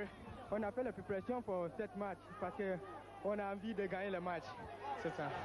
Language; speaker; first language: French; non-native, learner; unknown